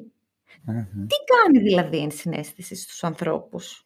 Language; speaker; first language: Greek; native; Greek